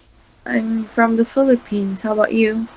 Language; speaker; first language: English; non-native, local second language; Filipino